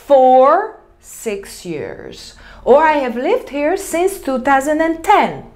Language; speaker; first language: English; non-native, fluent; Hebrew